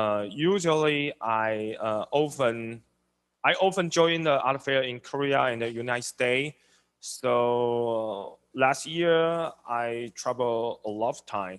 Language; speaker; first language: English; non-native, learner; Chinese